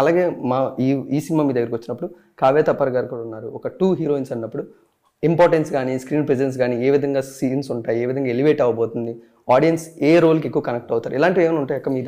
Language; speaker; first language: Telugu; native; Telugu